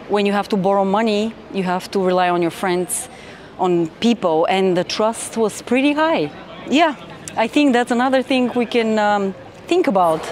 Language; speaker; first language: English; non-native, fluent; Bulgarian